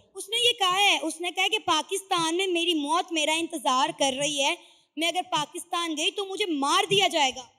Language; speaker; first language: Urdu; native; Urdu